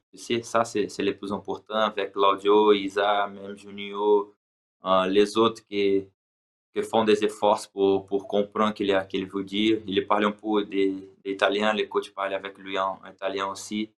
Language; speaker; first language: French; non-native, learner; Portuguese